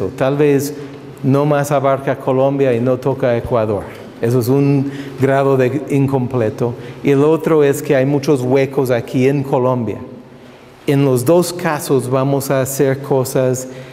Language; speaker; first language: Spanish; non-native, fluent; English